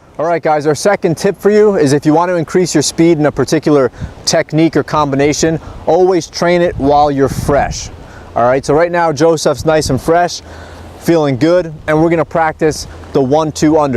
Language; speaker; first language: English; native; English